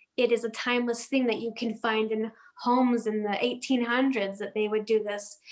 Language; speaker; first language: English; non-native, fluent; Danish